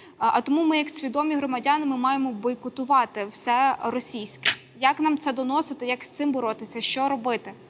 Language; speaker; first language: Ukrainian; native; Ukrainian